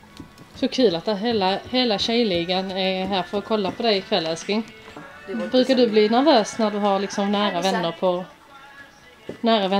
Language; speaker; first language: Swedish; native; Swedish